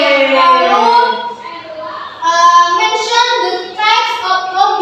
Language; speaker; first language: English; non-native, learner; Indonesian